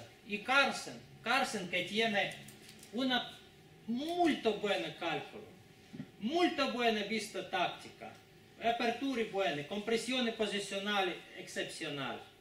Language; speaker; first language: Italian; non-native, learner; Spanish